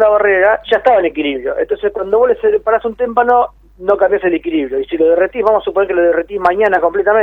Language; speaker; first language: Spanish; native; Spanish